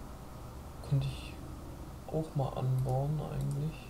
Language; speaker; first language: German; native; German